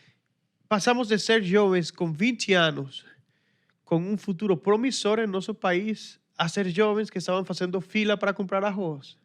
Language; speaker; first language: Portuguese; non-native, fluent; Spanish